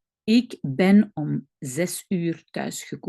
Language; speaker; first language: Dutch; non-native, fluent; French